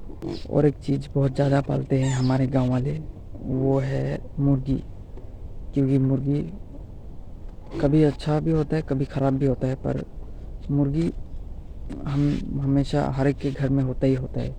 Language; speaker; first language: Hindi; non-native, local second language; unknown